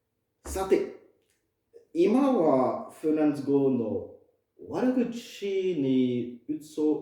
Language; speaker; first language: Japanese; non-native, fluent; French